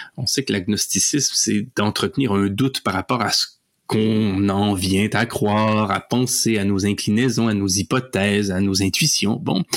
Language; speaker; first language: French; native; French